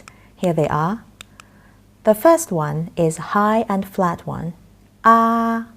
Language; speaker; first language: English; non-native, fluent; Chinese